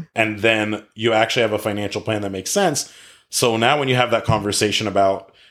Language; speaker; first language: English; native; English